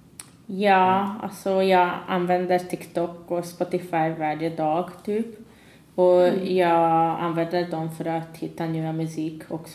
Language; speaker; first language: Swedish; non-native, fluent; Hungarian